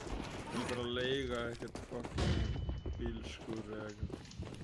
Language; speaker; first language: Icelandic; non-native, learner; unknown